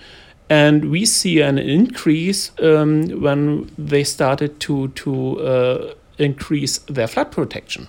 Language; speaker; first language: English; non-native, fluent; German